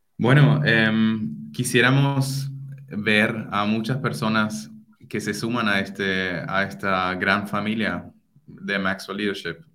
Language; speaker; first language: Spanish; non-native, fluent; German